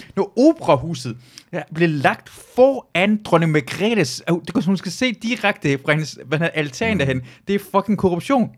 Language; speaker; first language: Danish; early bilingual, other home language; Persian